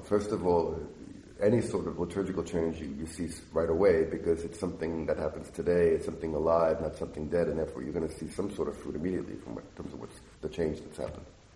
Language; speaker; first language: English; native; English